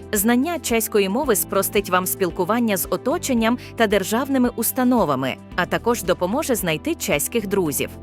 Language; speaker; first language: Ukrainian; native; Ukrainian